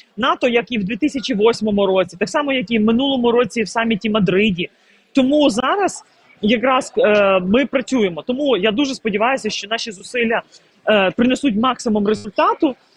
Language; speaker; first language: Ukrainian; native; Ukrainian